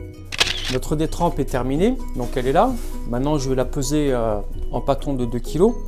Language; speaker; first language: French; native; French